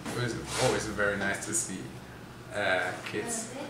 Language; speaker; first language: English; non-native, fluent; German